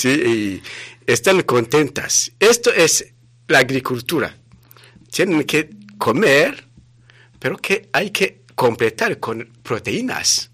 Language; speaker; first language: Spanish; non-native, fluent; Rundi